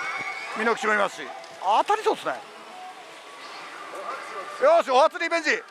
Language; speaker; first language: Japanese; native; Japanese